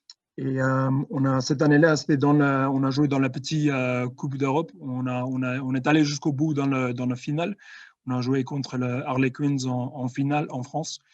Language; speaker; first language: French; non-native, fluent; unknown